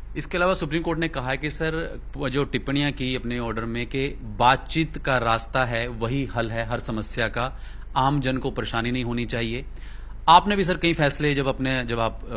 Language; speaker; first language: Hindi; non-native, local second language; Punjabi